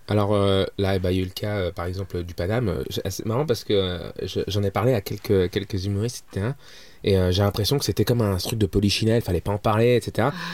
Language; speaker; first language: French; early bilingual, other home language; Arabic